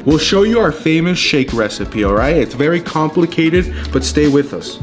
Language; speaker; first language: English; early bilingual, other home language; Spanish